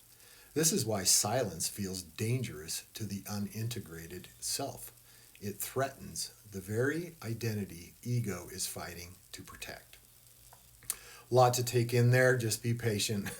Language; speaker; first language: English; native; English